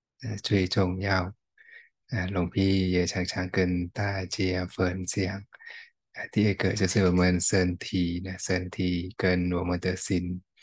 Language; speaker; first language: Chinese; non-native, fluent; Thai